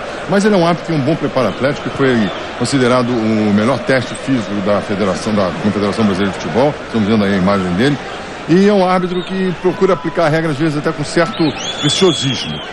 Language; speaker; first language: Portuguese; native; Portuguese